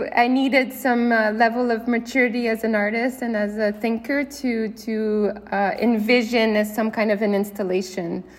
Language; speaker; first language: English; native; English